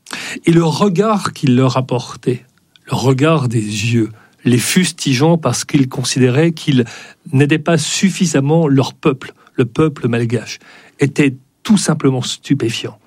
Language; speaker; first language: French; native; French